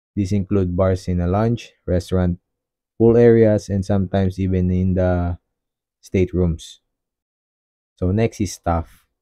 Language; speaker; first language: English; non-native, local second language; Filipino